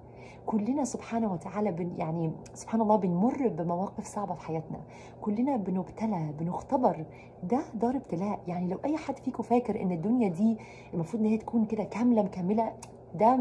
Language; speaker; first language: Arabic; native; Arabic